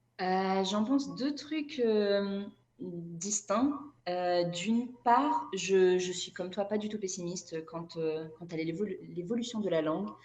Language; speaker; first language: French; non-native, fluent; Portuguese